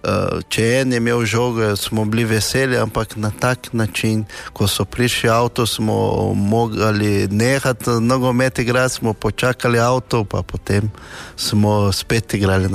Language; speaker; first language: Slovenian; non-native, fluent; Portuguese